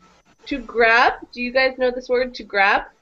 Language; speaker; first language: English; native; English